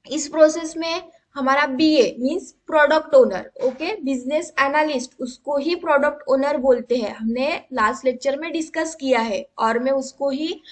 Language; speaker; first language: Hindi; non-native, local second language; Marathi